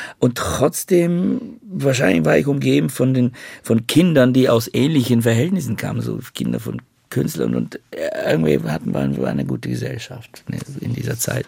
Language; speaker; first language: German; non-native, fluent; Bulgarian